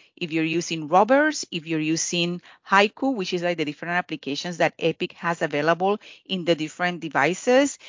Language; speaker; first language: English; non-native, fluent; Spanish